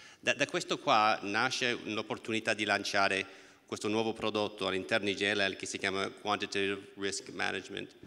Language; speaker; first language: Italian; non-native, fluent; English